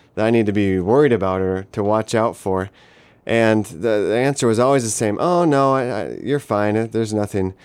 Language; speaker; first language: English; native; English